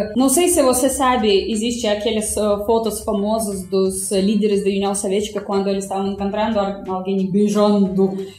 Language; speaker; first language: Portuguese; non-native, fluent; Russian